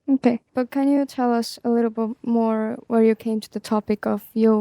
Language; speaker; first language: English; non-native, fluent; Estonian